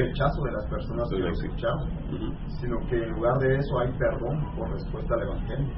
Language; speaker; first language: Spanish; native; Spanish